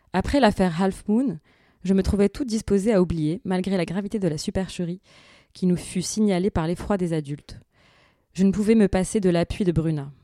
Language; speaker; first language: French; non-native, local second language; Arabic